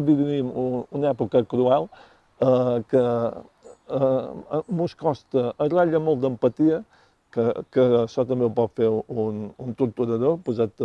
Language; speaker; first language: Catalan; native; Catalan